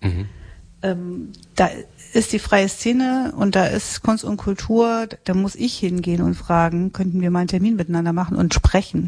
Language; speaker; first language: German; native; German